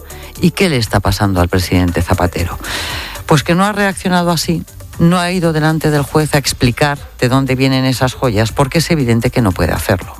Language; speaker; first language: Spanish; native; Spanish